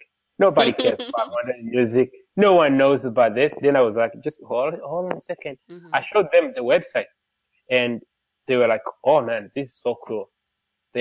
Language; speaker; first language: English; non-native, local second language; Kinyarwanda